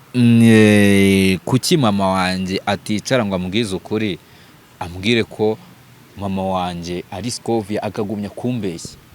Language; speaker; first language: Kinyarwanda; native; Kinyarwanda